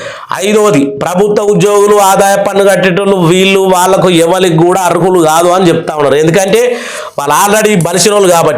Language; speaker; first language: Telugu; native; Telugu